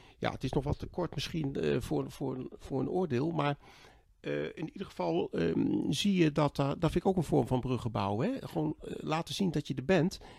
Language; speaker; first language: Dutch; native; Dutch